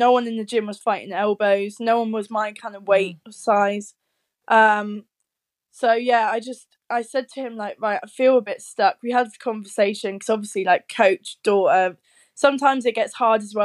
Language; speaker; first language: English; native; English